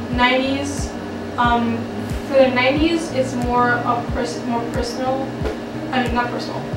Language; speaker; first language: English; native; English